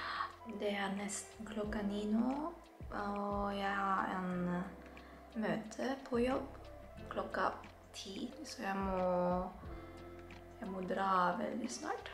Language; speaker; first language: Norwegian; non-native, learner; Filipino